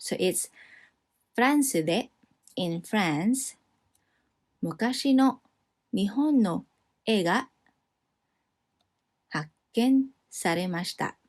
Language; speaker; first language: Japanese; non-native, fluent; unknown